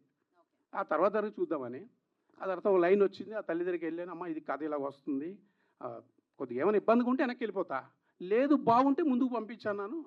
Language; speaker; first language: Telugu; native; Telugu